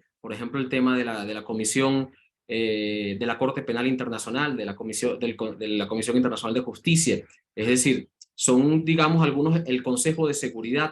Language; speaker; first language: Spanish; native; Spanish